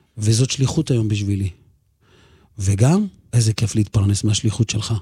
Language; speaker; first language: Hebrew; early bilingual, other home language; Russian